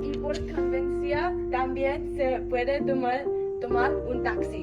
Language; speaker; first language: Spanish; non-native, learner; Thai